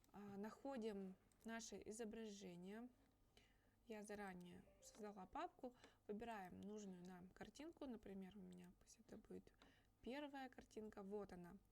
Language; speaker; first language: Russian; native; Russian